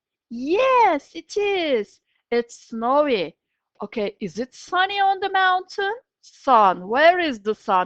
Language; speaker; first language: English; non-native, fluent; Turkish